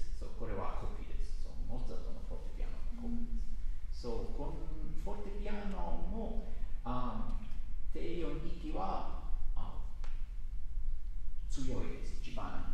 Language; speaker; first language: Japanese; non-native, learner; Italian